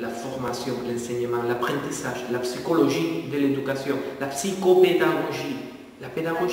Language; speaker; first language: French; non-native, fluent; Spanish